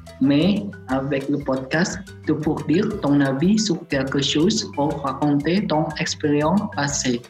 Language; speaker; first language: French; non-native, learner; Chinese